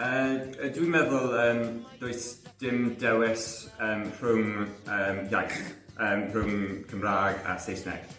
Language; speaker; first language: Welsh; non-native, learner; English